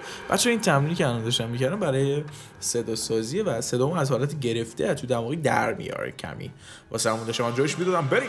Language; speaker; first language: Persian; native; Persian